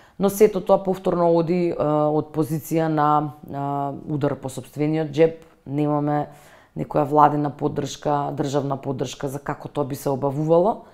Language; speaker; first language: Macedonian; native; Macedonian